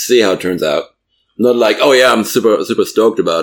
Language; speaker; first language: English; non-native, fluent; German